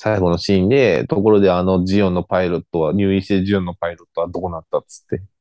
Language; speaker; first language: Japanese; native; Japanese